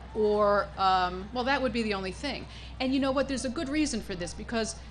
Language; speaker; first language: English; native; English